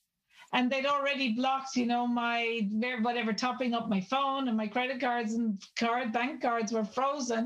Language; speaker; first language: English; native; English